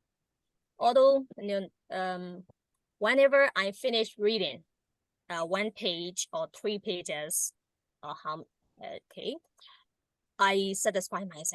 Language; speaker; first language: English; non-native, learner; Burmese